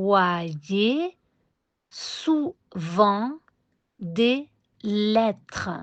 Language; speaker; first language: French; non-native, fluent; Spanish